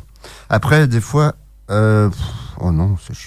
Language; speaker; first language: French; native; French